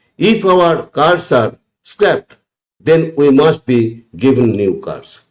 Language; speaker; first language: English; non-native, local second language; Bangla